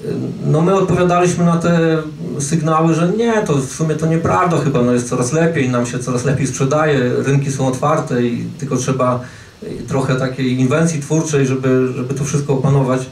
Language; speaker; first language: Polish; native; Polish